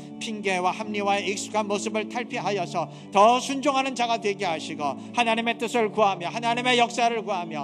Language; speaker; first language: Korean; native; Korean